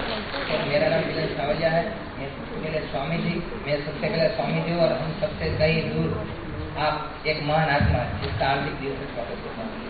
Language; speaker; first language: Hindi; non-native, local second language; Gujarati